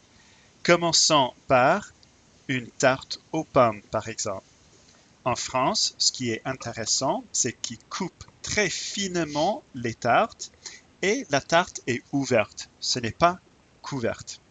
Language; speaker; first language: French; non-native, fluent; English